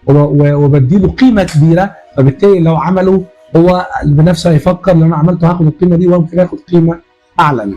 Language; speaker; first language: Arabic; native; Arabic